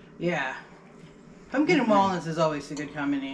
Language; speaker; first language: English; native; English